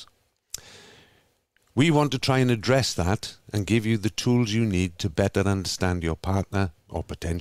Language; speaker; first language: English; native; English